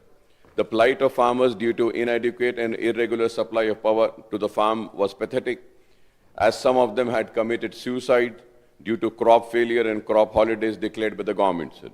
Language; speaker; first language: English; non-native, local second language; Urdu